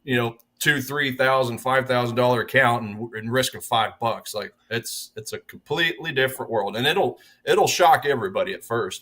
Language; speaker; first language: English; native; English